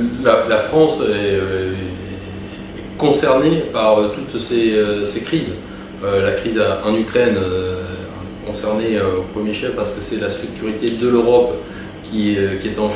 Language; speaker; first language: French; native; French